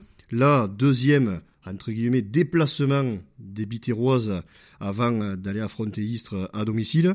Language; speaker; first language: French; native; French